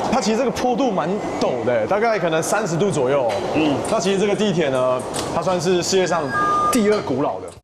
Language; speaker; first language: Chinese; native; Chinese